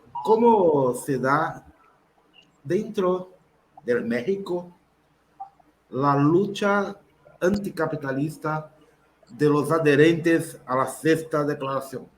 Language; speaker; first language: Spanish; non-native, local second language; Portuguese